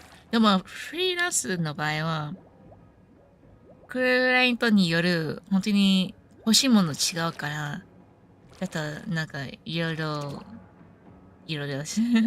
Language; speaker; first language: Japanese; non-native, fluent; English